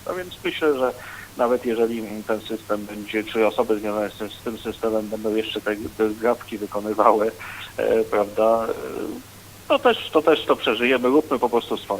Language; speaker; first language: Polish; native; Polish